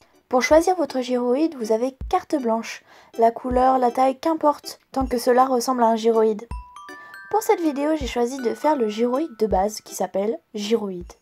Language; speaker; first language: French; native; French